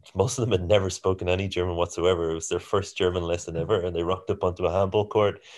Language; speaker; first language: English; native; English